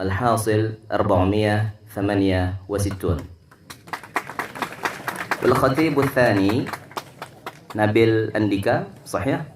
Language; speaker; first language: Arabic; non-native, fluent; Indonesian